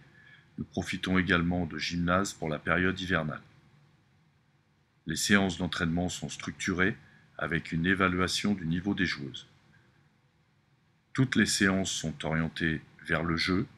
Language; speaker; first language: French; native; French